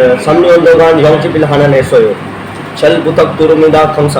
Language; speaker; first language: Korean; non-native, learner; Sindhi